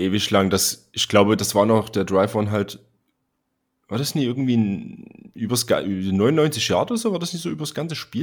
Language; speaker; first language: German; native; German